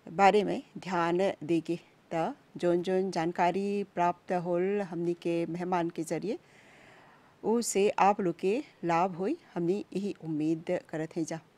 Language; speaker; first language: Hindi; non-native, local second language; Bhojpuri